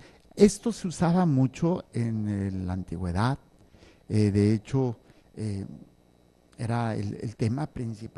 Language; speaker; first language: Spanish; native; Spanish